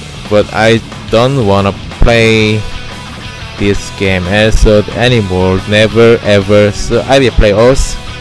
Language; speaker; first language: English; non-native, learner; Korean